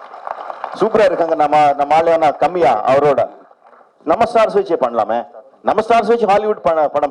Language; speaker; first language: Tamil; non-native, local second language; Telugu